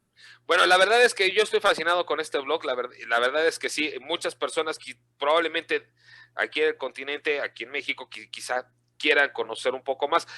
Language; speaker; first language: Spanish; native; Spanish